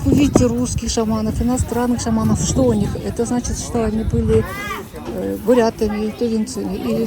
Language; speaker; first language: Russian; native; Russian